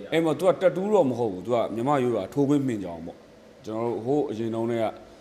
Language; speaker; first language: Burmese; native; Burmese